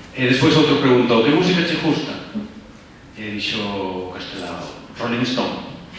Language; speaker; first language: Galician; non-native, local second language; Spanish